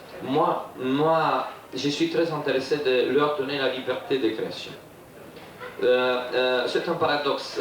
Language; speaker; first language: French; non-native, fluent; Romanian